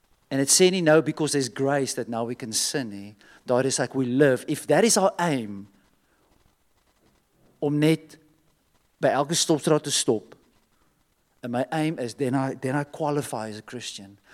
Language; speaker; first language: English; non-native, local second language; Afrikaans